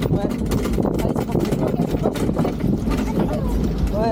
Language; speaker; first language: French; native; French